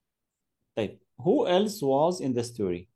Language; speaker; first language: English; non-native, fluent; Arabic